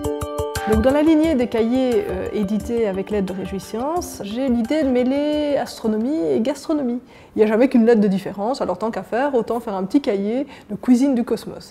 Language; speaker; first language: French; native; French